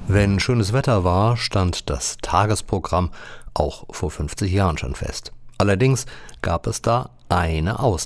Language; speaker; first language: German; native; German